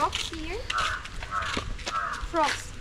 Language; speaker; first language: English; non-native, learner; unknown